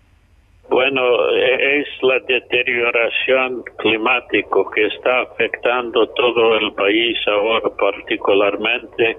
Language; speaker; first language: Spanish; non-native, fluent; English